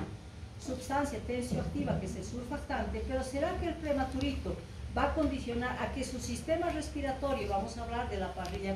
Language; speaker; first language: Spanish; native; Spanish